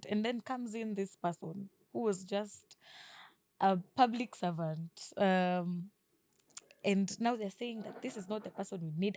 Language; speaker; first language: English; non-native, local second language; Swahili